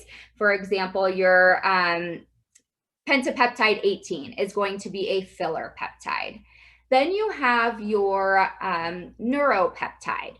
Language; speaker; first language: English; native; English